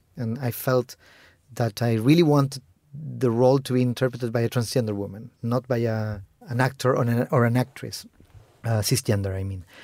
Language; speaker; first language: English; non-native, fluent; Spanish